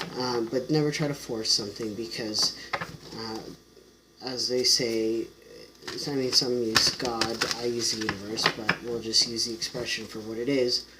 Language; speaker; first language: English; native; English